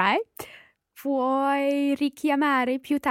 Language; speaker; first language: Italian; non-native, learner; English